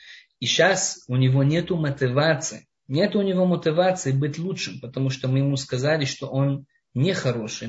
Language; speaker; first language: Russian; non-native, fluent; Hebrew